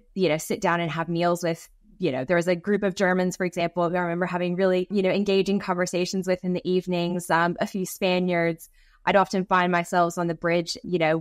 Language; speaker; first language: English; native; English